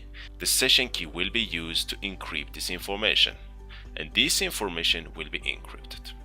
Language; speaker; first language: English; non-native, fluent; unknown